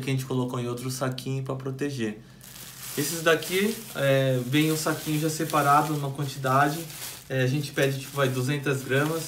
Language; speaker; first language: Portuguese; native; Portuguese